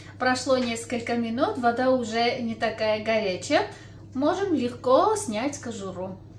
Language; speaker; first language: Russian; non-native, local second language; Armenian